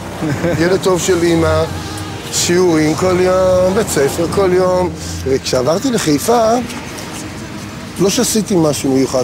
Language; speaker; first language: Hebrew; native; Hebrew